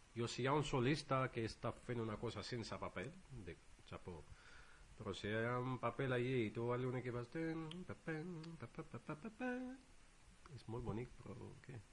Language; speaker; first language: Catalan; non-native, fluent; Arabic